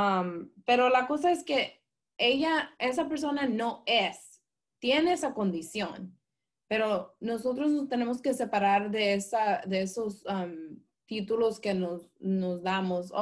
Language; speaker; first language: Spanish; early bilingual, heritage; Spanish